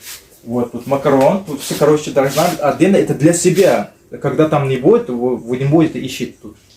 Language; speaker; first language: Russian; non-native, learner; Uzbek